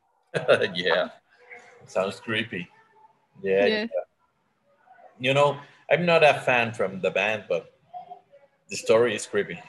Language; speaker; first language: English; non-native, learner; Spanish